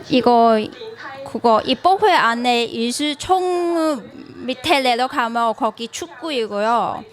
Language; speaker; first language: Korean; non-native, learner; Cantonese